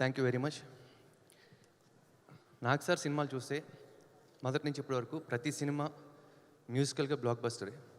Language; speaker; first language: Telugu; native; Telugu